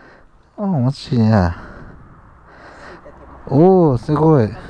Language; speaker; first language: Japanese; non-native, learner; English